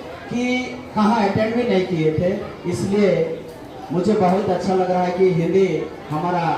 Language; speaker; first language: Hindi; non-native, local second language; Odia